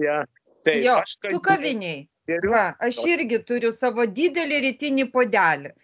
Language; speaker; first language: Lithuanian; native; Lithuanian